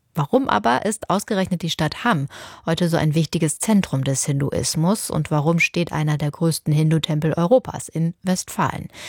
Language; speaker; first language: German; native; German